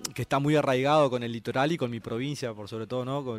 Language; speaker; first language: Spanish; native; Spanish